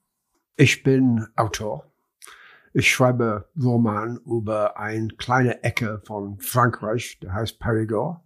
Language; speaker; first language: German; non-native, learner; English